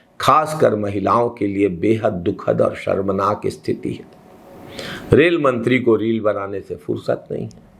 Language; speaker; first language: Hindi; native; Hindi